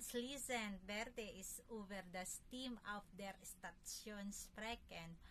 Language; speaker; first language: German; non-native, learner; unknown